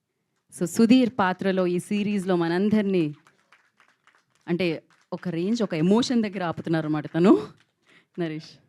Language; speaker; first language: Telugu; native; Telugu